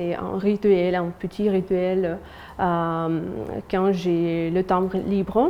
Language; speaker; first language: French; non-native, fluent; Russian